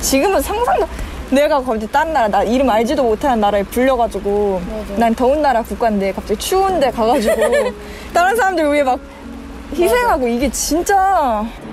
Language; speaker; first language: Korean; native; Korean